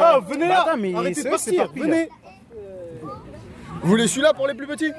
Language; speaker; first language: French; native; French